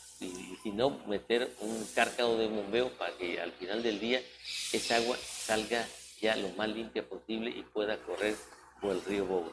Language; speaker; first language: Spanish; native; Spanish